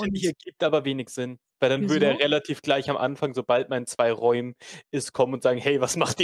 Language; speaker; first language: German; native; German